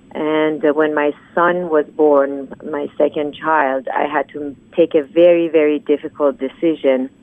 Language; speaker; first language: English; non-native, fluent; Persian